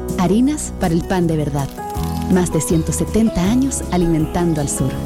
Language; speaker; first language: Spanish; native; Spanish